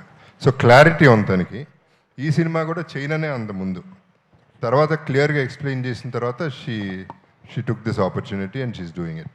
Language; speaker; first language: Telugu; native; Telugu